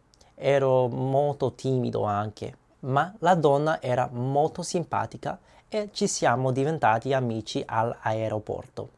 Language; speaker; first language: Italian; non-native, learner; English